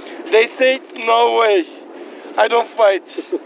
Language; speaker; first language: English; non-native, learner; Turkish